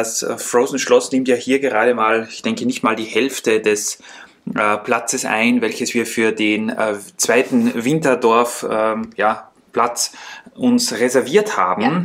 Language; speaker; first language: German; native; German